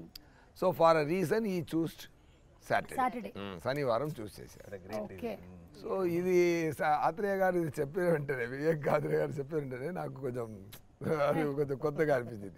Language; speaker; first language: Telugu; non-native, learner; Tamil